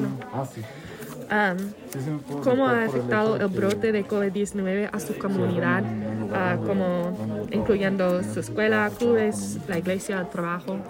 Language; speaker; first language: Spanish; non-native, fluent; English